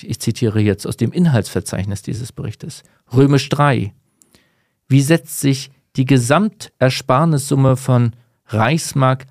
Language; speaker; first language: German; native; German